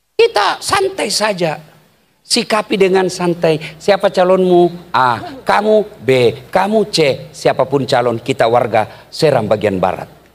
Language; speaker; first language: Indonesian; native; Indonesian